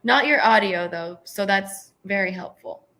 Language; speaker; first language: English; native; English